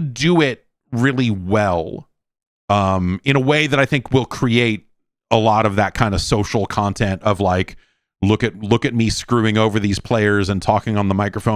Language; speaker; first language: English; native; English